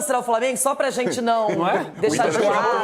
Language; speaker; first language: Portuguese; native; Portuguese